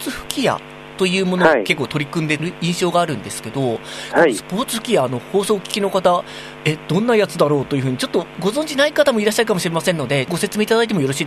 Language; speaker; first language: Japanese; native; Japanese